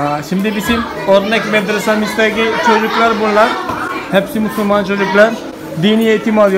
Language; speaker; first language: Turkish; non-native, fluent; Malayalam